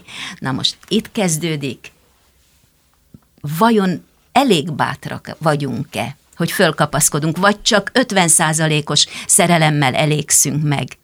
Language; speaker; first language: Hungarian; native; Hungarian